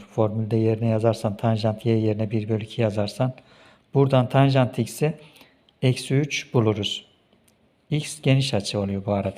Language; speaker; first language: Turkish; native; Turkish